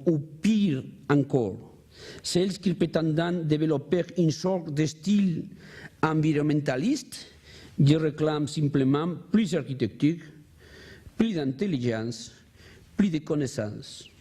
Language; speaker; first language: French; non-native, learner; Spanish